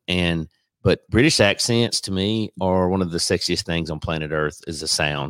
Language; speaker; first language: English; native; English